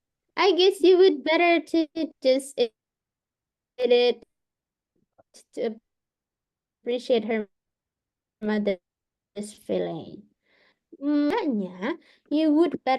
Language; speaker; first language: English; non-native, fluent; Indonesian